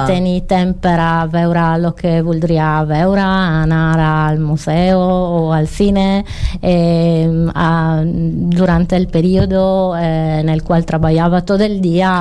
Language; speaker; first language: Catalan; non-native, learner; Italian